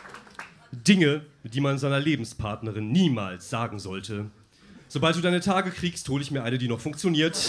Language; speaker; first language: German; native; German